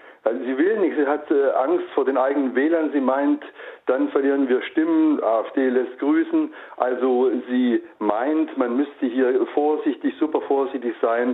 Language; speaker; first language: German; native; German